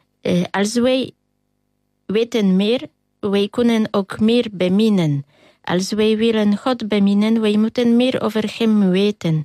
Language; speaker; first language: Dutch; non-native, learner; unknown